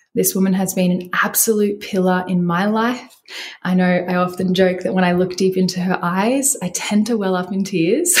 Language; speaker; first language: English; native; English